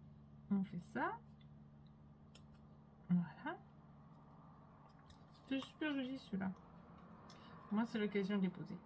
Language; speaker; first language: French; native; French